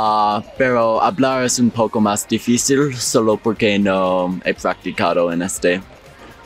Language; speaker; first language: Spanish; non-native, learner; English